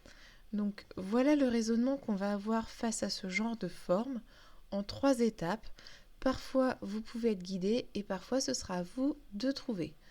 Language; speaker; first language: French; native; French